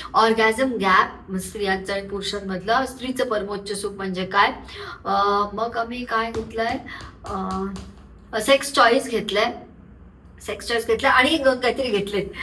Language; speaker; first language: Marathi; non-native, local second language; Urdu